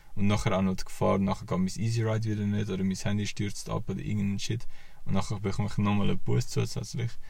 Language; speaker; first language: German; native; German